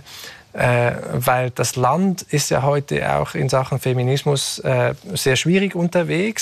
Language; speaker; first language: German; native; German